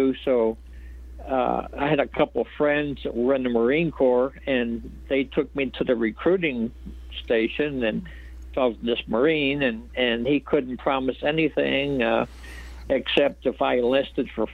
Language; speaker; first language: English; native; English